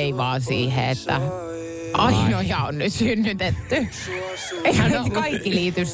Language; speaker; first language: Finnish; native; Finnish